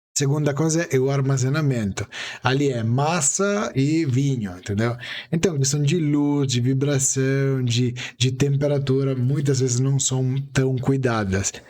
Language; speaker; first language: Portuguese; non-native, fluent; Italian